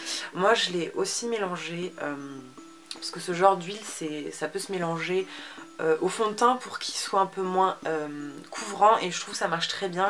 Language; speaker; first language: French; native; French